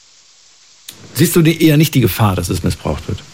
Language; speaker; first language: German; native; German